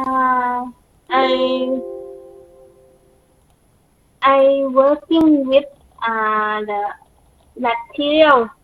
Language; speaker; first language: English; non-native, learner; Thai